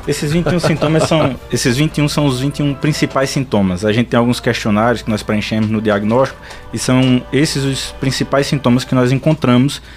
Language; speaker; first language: Portuguese; native; Portuguese